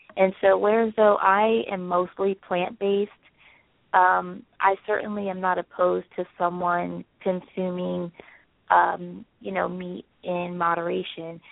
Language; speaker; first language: English; native; English